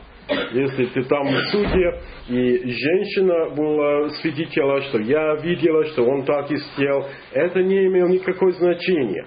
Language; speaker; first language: Russian; non-native, fluent; English